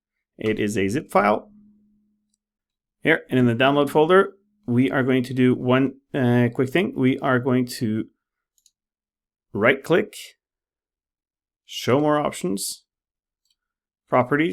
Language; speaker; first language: English; non-native, fluent; Norwegian